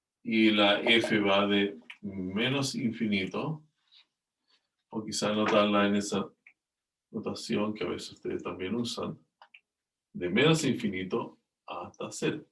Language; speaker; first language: Spanish; native; Spanish